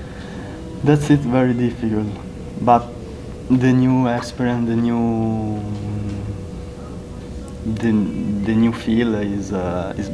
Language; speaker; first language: English; non-native, learner; Italian